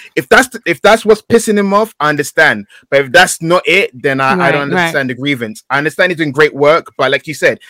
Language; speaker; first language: English; native; English